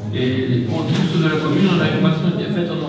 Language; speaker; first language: French; native; French